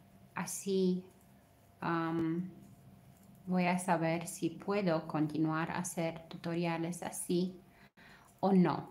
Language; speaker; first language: Spanish; non-native, fluent; Romanian